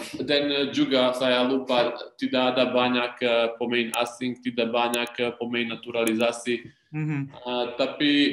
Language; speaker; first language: Indonesian; non-native, learner; Serbian